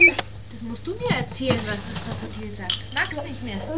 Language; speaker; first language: German; native; German